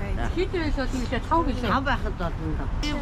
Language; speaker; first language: Russian; non-native, learner; Mongolian